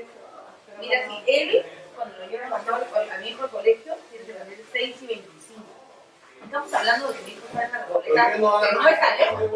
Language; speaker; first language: Spanish; native; Spanish